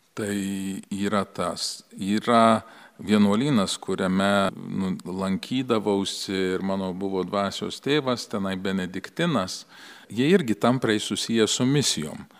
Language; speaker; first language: Lithuanian; early bilingual, heritage; Lithuanian